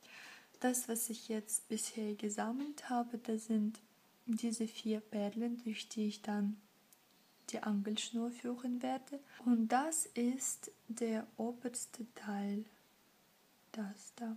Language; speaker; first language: German; non-native, fluent; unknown